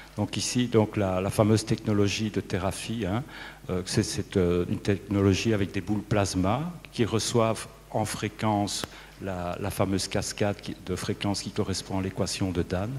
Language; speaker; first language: French; native; French